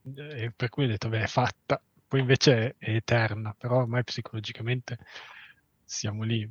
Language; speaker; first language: Italian; native; Italian